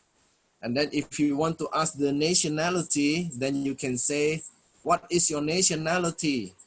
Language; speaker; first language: English; non-native, fluent; Indonesian